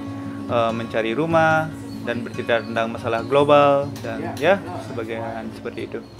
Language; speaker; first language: Indonesian; non-native, local second language; Balinese